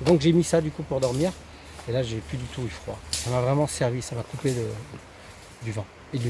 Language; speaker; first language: French; native; French